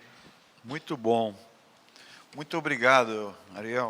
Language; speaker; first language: Portuguese; native; Portuguese